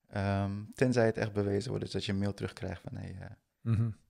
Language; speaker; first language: Dutch; native; Dutch